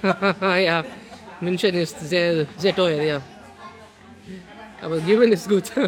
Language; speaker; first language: German; non-native, learner; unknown